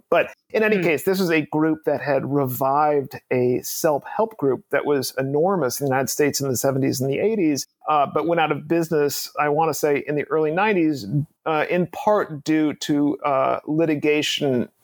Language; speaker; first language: English; native; English